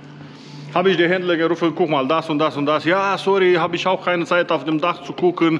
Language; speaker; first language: German; non-native, learner; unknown